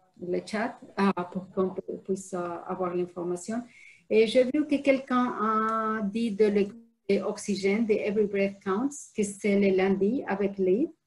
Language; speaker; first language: French; non-native, fluent; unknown